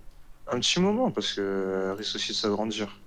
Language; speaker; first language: French; native; French